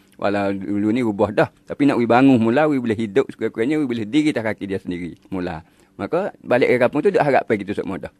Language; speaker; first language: Malay; native; Malay